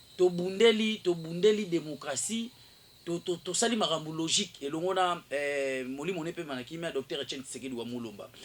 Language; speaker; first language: Lingala; native; Lingala